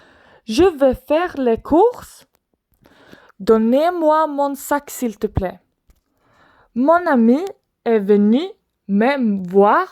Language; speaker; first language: French; non-native, learner; Swedish